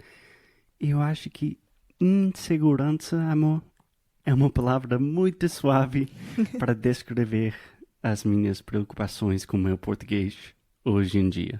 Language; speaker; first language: Portuguese; non-native, fluent; English